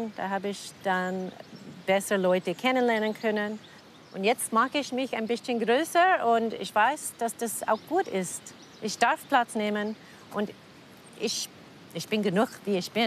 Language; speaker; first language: German; non-native, fluent; English